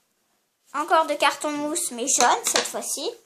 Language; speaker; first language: French; native; French